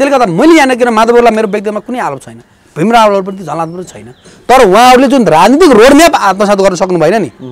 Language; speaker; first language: Nepali; native; Nepali